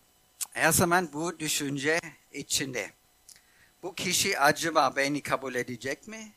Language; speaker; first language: Turkish; non-native, fluent; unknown